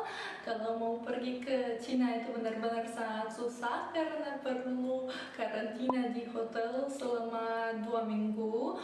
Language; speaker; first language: Indonesian; early bilingual, other home language; Russian